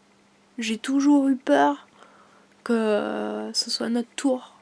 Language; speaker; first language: French; native; French